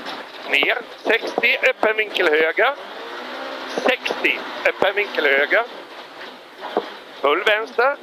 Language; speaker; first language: Swedish; native; Swedish